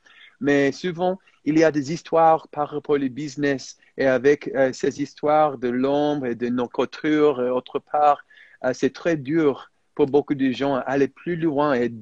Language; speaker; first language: French; non-native, fluent; English